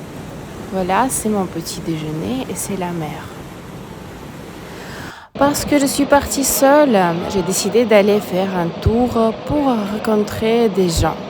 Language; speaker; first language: French; non-native, fluent; Russian